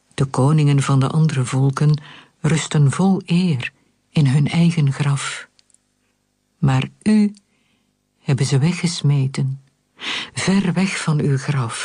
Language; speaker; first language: Dutch; native; Dutch